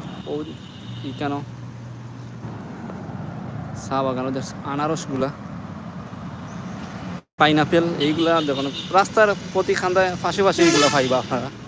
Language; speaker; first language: Bangla; native; Bangla